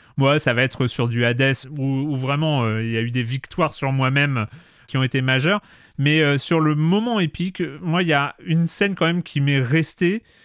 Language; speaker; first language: French; native; French